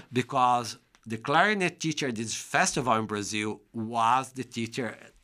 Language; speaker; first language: English; non-native, fluent; Portuguese